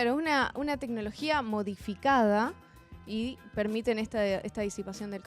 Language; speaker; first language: Spanish; native; Spanish